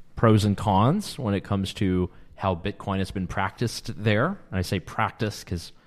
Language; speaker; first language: English; native; English